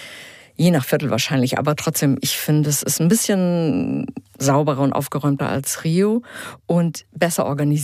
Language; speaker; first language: German; early bilingual, heritage; German